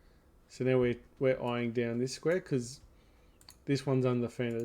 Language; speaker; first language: English; native; English